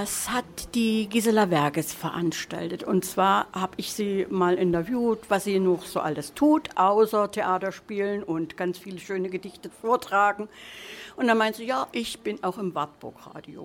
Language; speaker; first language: German; native; German